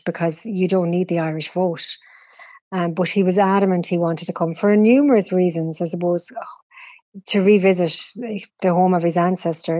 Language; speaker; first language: English; native; English